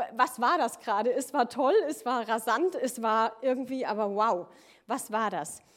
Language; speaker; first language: German; native; German